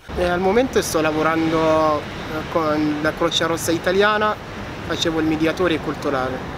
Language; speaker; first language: Italian; non-native, fluent; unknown